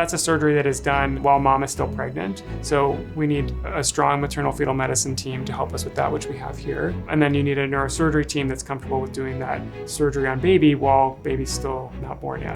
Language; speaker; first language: English; native; English